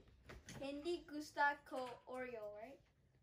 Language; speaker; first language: Filipino; non-native, learner; English